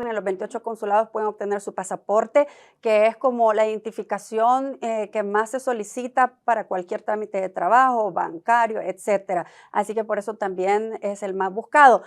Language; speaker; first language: Spanish; native; Spanish